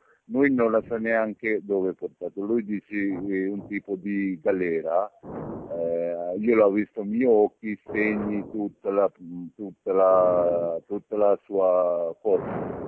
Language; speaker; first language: Italian; non-native, learner; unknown